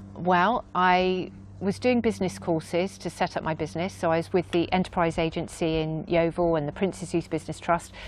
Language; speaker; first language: English; native; English